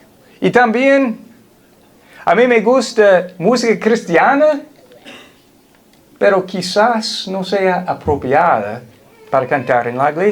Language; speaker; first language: Spanish; non-native, fluent; English